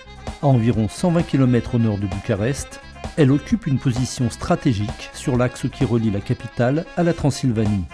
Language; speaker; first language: French; native; French